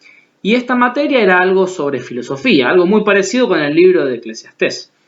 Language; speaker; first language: Spanish; native; Spanish